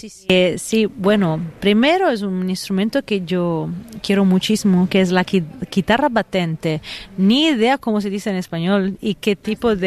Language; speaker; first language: Spanish; non-native, fluent; Italian